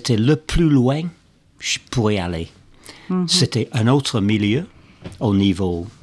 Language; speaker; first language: French; non-native, learner; English